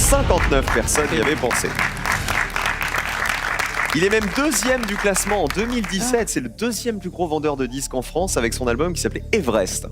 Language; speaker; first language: French; native; French